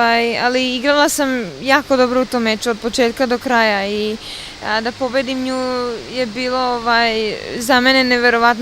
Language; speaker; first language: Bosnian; early bilingual, other home language; Serbian